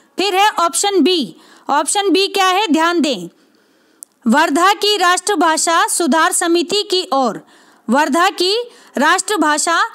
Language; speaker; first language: Hindi; native; Hindi